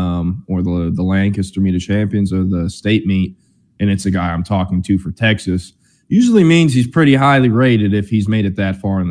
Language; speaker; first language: English; native; English